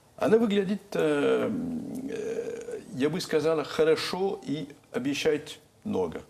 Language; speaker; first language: Russian; non-native, fluent; French